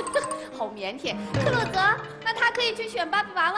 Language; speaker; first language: Chinese; native; Chinese